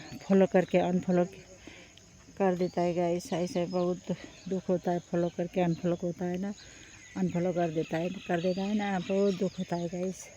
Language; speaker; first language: Hindi; non-native, local second language; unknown